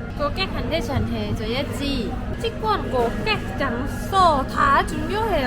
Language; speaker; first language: Korean; non-native, learner; Thai